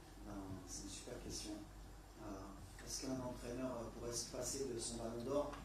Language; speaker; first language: French; native; French